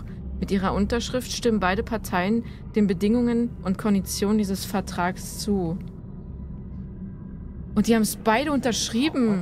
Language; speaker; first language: German; native; German